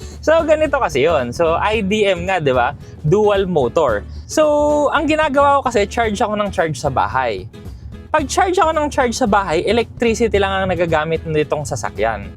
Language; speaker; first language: Filipino; native; Filipino